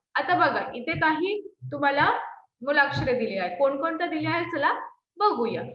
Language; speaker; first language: Marathi; non-native, local second language; Hindi